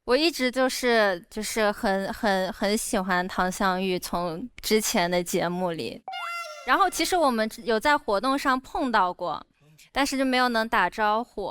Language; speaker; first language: Chinese; native; Chinese